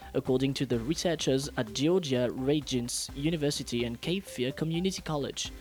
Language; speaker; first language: English; non-native, fluent; French